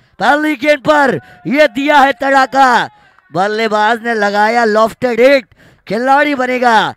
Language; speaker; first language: Hindi; non-native, local second language; Marathi